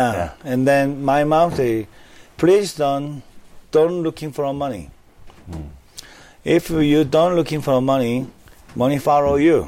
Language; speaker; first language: English; non-native, learner; Korean